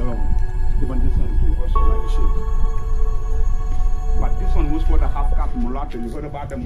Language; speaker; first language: English; non-native, fluent; Wolof